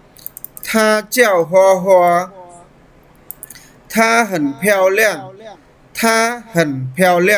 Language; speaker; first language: Chinese; non-native, fluent; Khmer